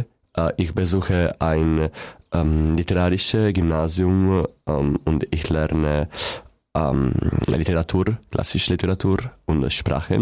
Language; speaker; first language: German; non-native, learner; Italian